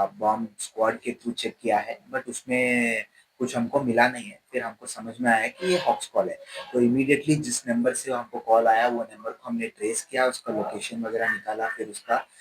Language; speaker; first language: Hindi; non-native, local second language; Marathi